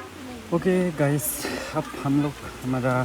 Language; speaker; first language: Hindi; non-native, local second language; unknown